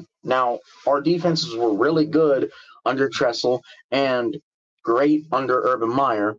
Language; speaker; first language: English; native; English